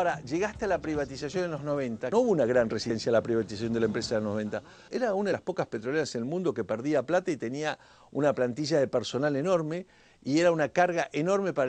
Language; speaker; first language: Spanish; native; Spanish